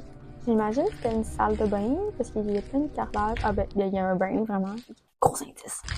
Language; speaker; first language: French; native; French